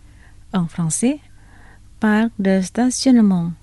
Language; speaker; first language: French; non-native, fluent; Indonesian